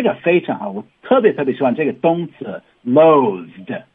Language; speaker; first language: Chinese; non-native, learner; English